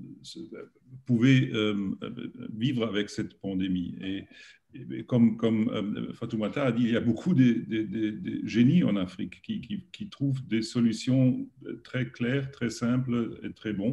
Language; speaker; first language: French; non-native, learner; German